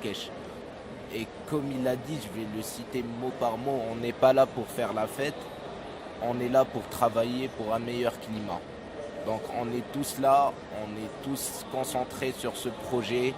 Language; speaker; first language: French; non-native, local second language; Arabic